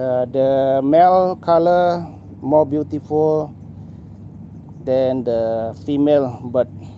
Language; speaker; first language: English; non-native, local second language; Malay